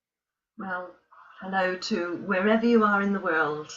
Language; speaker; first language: English; native; English